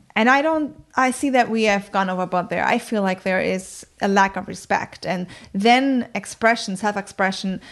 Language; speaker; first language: English; non-native, fluent; German